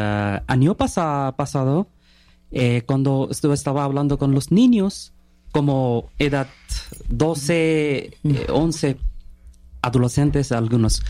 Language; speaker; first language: Spanish; non-native, learner; Bangla